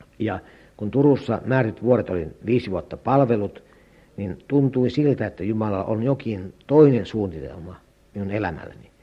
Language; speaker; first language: Finnish; native; Finnish